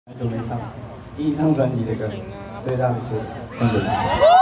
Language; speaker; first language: Chinese; native; Chinese